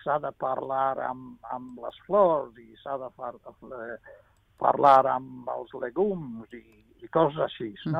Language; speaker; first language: Catalan; non-native, fluent; English